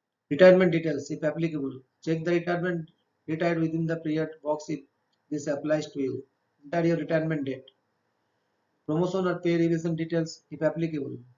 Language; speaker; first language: English; non-native, local second language; Bangla